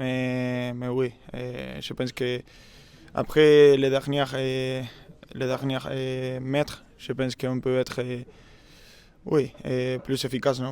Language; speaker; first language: French; non-native, learner; Spanish